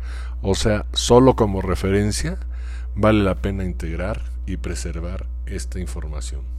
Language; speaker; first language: Spanish; native; Spanish